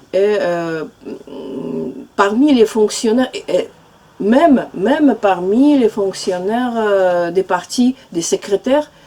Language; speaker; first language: French; non-native, fluent; Russian